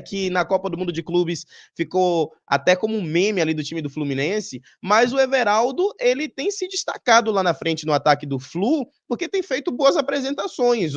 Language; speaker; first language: Portuguese; native; Portuguese